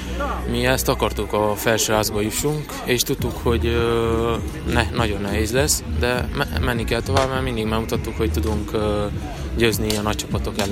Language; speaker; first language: Hungarian; non-native, local second language; Romanian